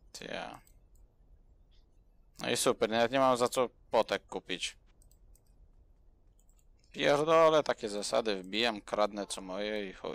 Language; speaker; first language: Polish; native; Polish